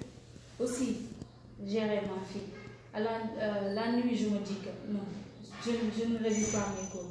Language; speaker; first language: French; non-native, local second language; Wolof